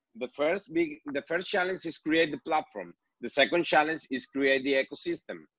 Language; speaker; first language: English; non-native, learner; Spanish